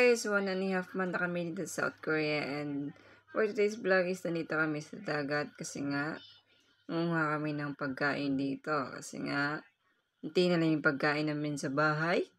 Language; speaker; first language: Filipino; non-native, local second language; Cebuano